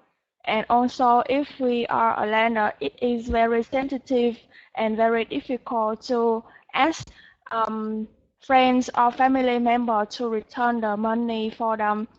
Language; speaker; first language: English; non-native, learner; Vietnamese